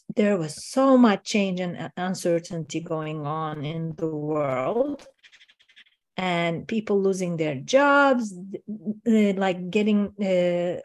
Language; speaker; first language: English; non-native, fluent; Turkish